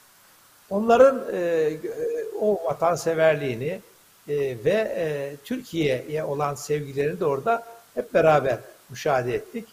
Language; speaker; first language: Turkish; native; Turkish